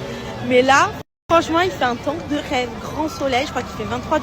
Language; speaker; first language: French; native; French